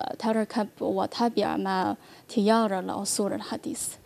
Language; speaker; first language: Arabic; non-native, learner; Chinese